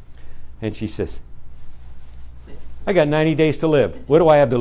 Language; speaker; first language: English; native; English